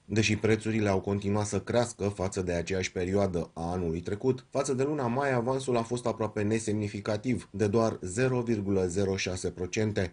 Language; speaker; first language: Romanian; native; Romanian